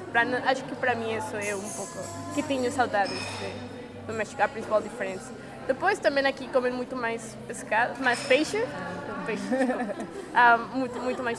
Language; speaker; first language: Portuguese; non-native, learner; Spanish